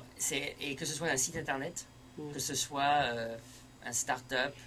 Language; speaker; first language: French; early bilingual, heritage; French